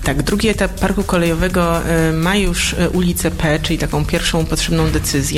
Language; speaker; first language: Polish; native; Polish